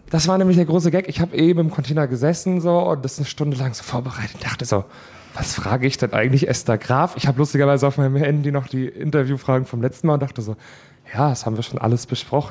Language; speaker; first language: German; native; German